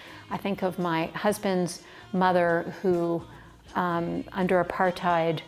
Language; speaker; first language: English; native; English